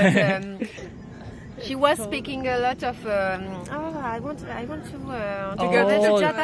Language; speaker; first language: English; non-native, learner; French